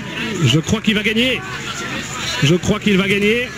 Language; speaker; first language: French; native; French